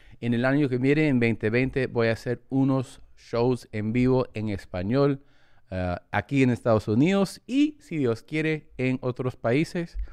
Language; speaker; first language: Spanish; early bilingual, heritage; English